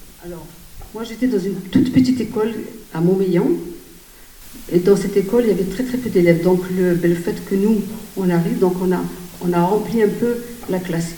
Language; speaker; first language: French; native; French